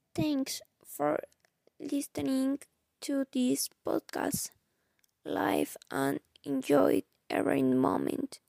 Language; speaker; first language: English; non-native, fluent; Spanish